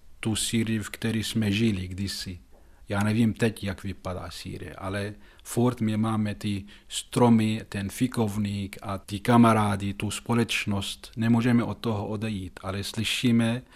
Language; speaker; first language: Czech; non-native, fluent; Arabic